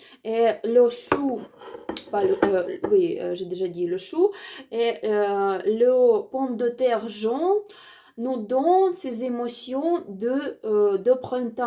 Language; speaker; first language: French; non-native, learner; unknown